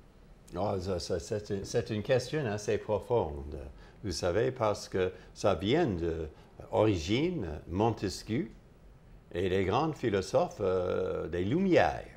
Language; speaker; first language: French; non-native, fluent; English